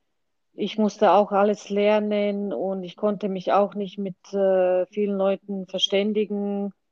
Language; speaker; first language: German; non-native, fluent; Croatian